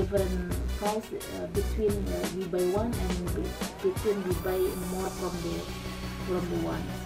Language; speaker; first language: English; non-native, learner; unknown